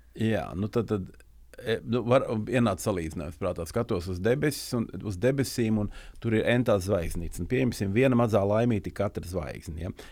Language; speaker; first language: Latvian; native; Latvian